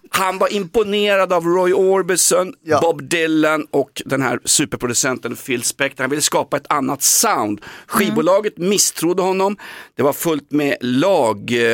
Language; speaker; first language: Swedish; native; Swedish